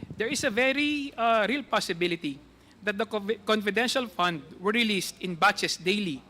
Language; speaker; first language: English; non-native, local second language; Filipino